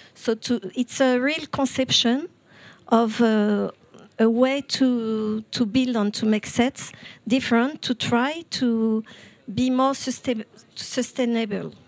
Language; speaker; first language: English; non-native, fluent; French